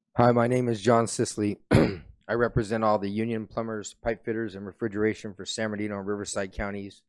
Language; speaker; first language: English; native; English